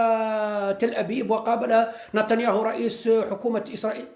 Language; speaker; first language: Arabic; native; Arabic